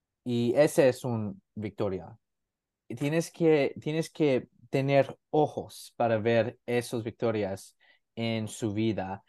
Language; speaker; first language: Spanish; non-native, learner; English